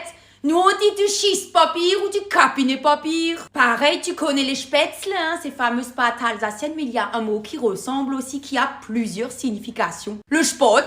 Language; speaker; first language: French; native; French